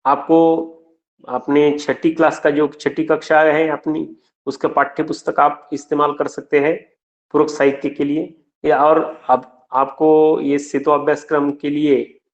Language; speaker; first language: Hindi; non-native, local second language; Marathi